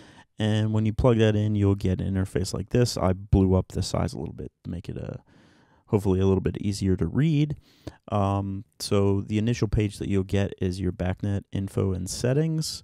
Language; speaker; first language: English; native; English